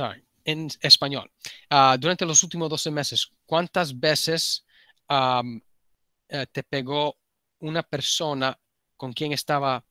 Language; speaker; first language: Spanish; early bilingual, heritage; Spanish